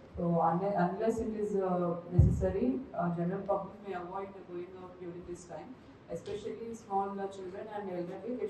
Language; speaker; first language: English; non-native, local second language; Telugu